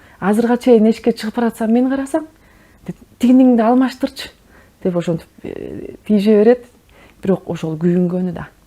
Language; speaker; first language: Kyrgyz; native; Kyrgyz